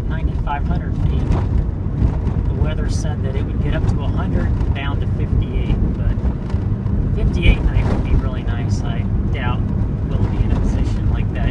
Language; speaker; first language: English; native; English